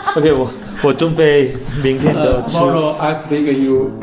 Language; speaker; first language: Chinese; non-native, learner; Korean